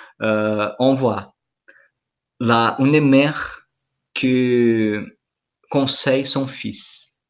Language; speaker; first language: French; non-native, fluent; Portuguese